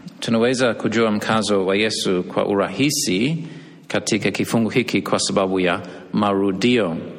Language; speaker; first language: Swahili; non-native, fluent; English